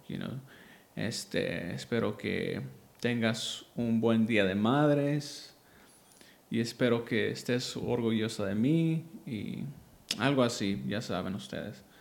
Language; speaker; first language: Spanish; early bilingual, heritage; Spanish